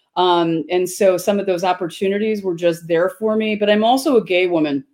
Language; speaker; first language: English; native; English